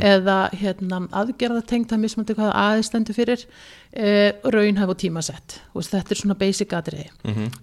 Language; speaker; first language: Icelandic; early bilingual, heritage; Icelandic